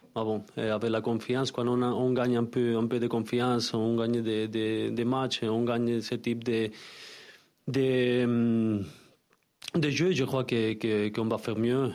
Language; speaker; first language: French; non-native, learner; Spanish